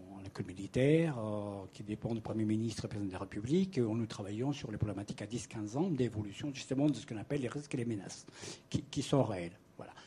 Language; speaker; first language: French; non-native, fluent; Spanish